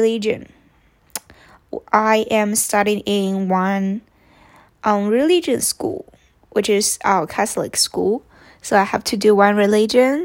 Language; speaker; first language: English; non-native, fluent; Chinese